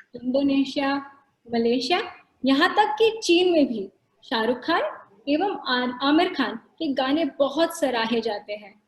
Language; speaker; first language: Hindi; non-native, local second language; Marathi